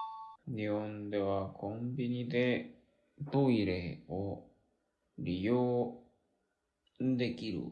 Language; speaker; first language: Japanese; non-native, learner; Korean